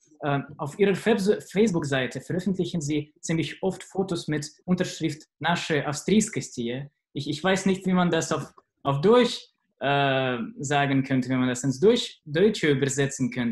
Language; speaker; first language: German; non-native, fluent; Russian